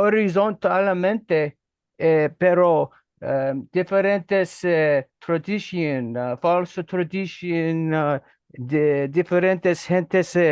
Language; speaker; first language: Spanish; non-native, learner; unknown